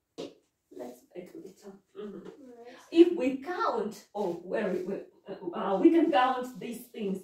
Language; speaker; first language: English; non-native, fluent; Russian